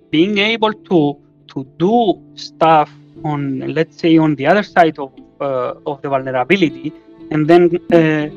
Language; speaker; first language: English; non-native, fluent; Greek